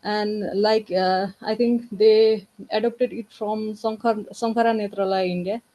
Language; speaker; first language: English; non-native, local second language; Nepali